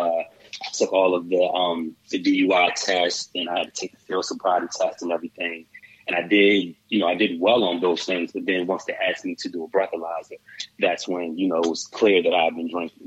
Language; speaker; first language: English; native; English